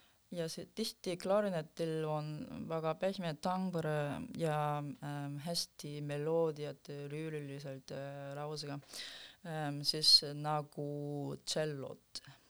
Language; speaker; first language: Estonian; non-native, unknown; Korean